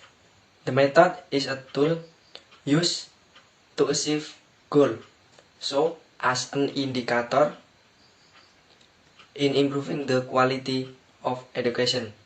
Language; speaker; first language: English; non-native, learner; Indonesian